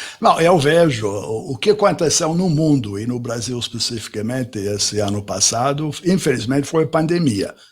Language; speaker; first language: Portuguese; non-native, fluent; English